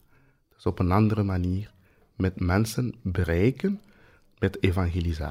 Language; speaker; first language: Dutch; non-native, fluent; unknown